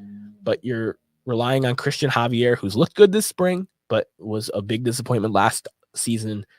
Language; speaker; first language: English; native; English